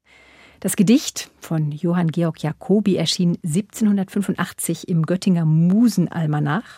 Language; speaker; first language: German; native; German